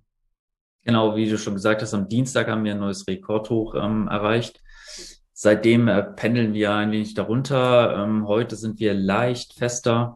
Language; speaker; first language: German; native; German